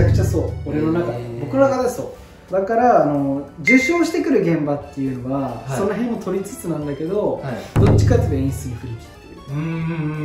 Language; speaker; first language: Japanese; native; Japanese